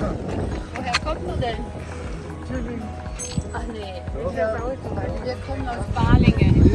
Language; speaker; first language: German; native; German